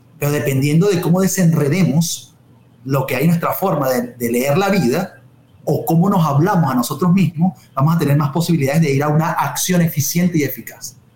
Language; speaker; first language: Spanish; native; Spanish